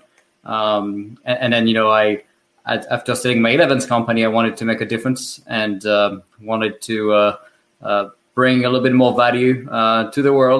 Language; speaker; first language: English; non-native, fluent; French